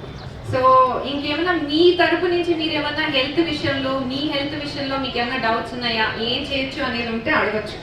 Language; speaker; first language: Telugu; native; Telugu